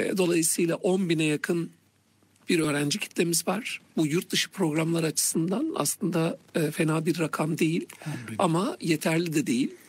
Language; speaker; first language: Turkish; native; Turkish